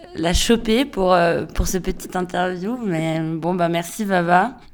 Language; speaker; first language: French; native; French